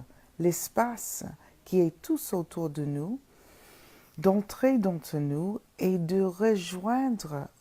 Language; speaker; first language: French; non-native, fluent; English